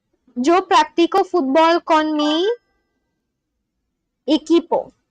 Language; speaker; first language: Spanish; non-native, learner; Bangla